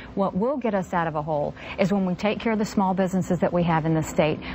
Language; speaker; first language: English; native; English